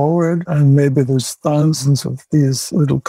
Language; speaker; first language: English; native; English